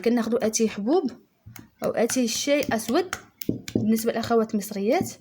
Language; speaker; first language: Arabic; native; Arabic